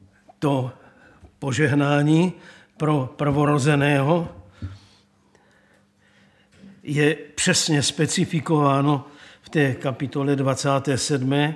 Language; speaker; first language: Czech; native; Czech